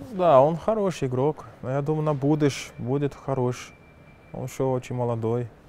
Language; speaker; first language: Russian; non-native, fluent; Portuguese